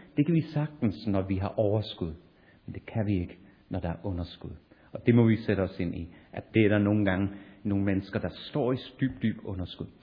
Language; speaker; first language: Danish; non-native, fluent; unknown